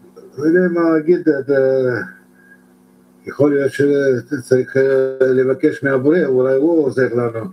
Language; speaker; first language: Hebrew; non-native, learner; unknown